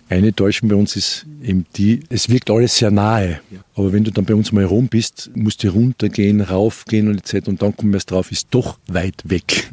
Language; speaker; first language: German; native; German